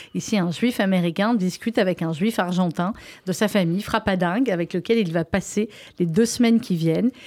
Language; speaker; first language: French; native; French